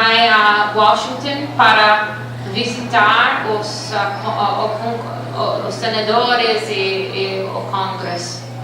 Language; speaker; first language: Portuguese; non-native, fluent; English